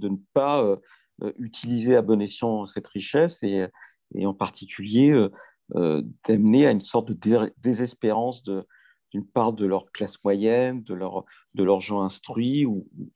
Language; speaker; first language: French; native; French